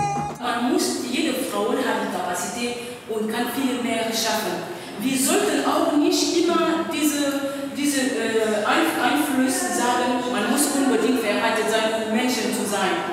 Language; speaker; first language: German; non-native, learner; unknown